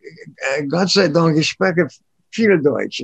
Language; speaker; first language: German; non-native, learner; English